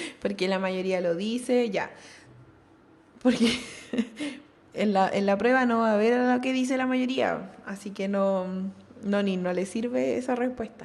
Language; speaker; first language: Spanish; native; Spanish